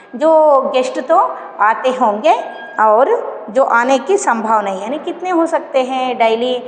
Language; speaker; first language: Hindi; non-native, local second language; Kannada